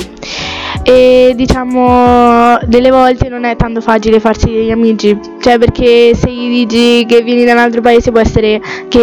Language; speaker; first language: Italian; early bilingual, other home language; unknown